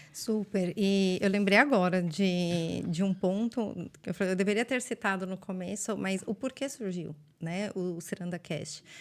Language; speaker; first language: Portuguese; native; Portuguese